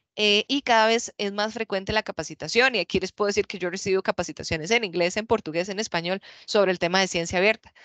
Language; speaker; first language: Spanish; native; Spanish